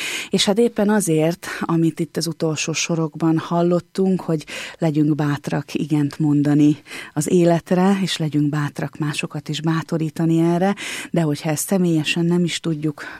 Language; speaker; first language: Hungarian; native; Hungarian